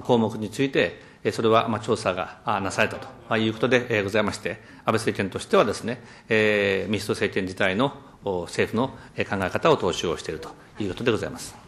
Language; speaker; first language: Japanese; native; Japanese